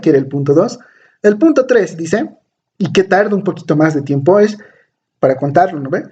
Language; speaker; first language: Spanish; native; Spanish